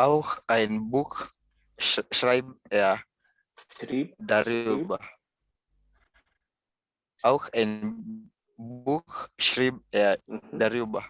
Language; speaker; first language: German; non-native, learner; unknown